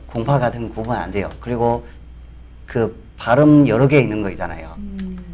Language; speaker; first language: Korean; non-native, fluent; Chinese